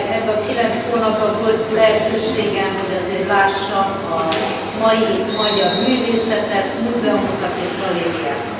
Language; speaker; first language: Hungarian; non-native, learner; English